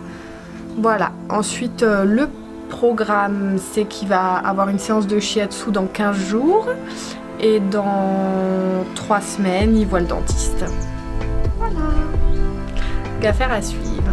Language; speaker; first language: French; native; French